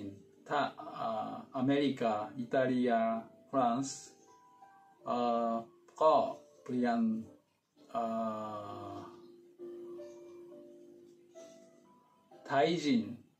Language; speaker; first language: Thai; non-native, fluent; Japanese